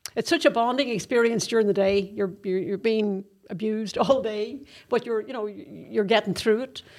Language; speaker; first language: English; native; English